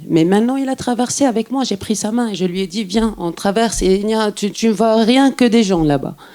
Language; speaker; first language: French; non-native, local second language; Arabic